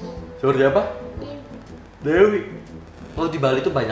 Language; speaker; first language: Indonesian; native; Indonesian